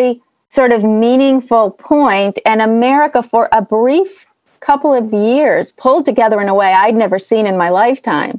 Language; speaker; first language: English; native; English